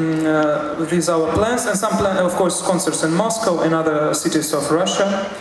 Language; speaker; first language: English; non-native, fluent; Russian